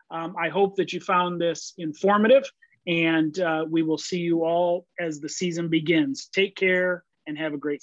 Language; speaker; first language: English; native; English